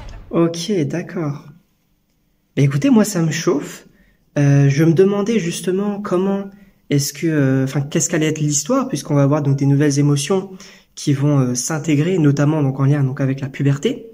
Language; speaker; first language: French; native; French